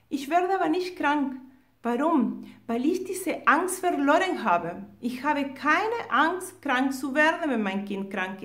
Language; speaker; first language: German; non-native, fluent; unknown